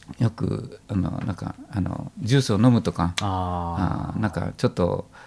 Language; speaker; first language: Japanese; native; Japanese